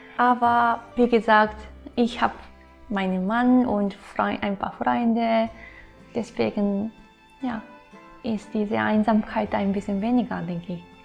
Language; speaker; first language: German; non-native, fluent; Japanese